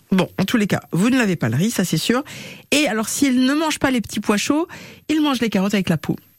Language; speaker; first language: French; native; French